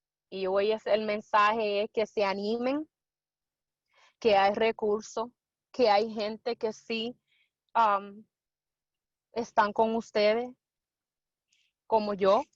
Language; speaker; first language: Spanish; early bilingual, heritage; Spanish